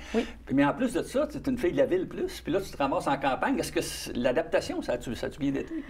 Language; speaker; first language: French; native; French